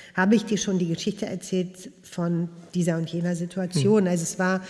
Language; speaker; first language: German; native; German